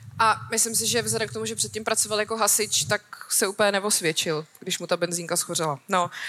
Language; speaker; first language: Czech; native; Czech